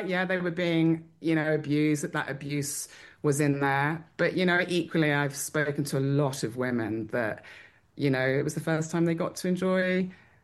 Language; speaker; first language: English; native; English